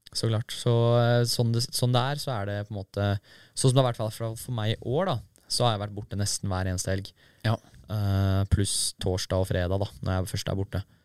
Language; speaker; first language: Norwegian; native; Norwegian